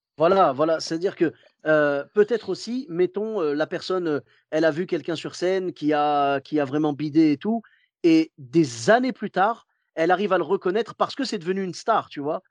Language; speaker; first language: French; early bilingual, other home language; Arabic